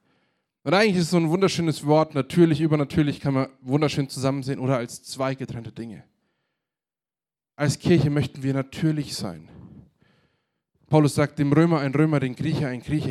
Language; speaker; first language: German; native; German